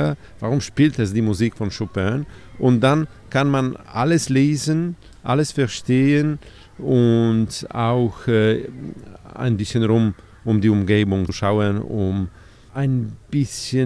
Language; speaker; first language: German; non-native, fluent; Polish